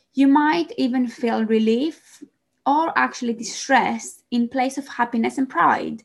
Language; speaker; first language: English; non-native, fluent; Greek